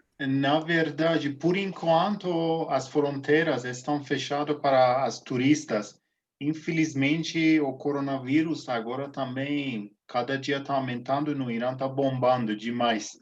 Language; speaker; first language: Portuguese; non-native, fluent; Persian